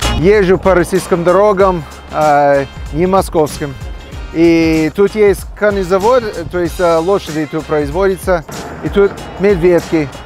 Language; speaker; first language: Russian; non-native, fluent; English